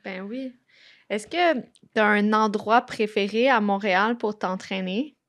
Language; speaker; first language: French; native; French